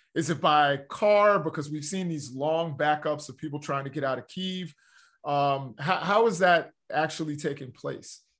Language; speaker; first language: English; native; English